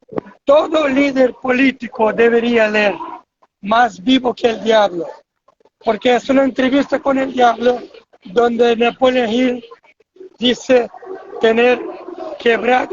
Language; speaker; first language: Spanish; non-native, fluent; Portuguese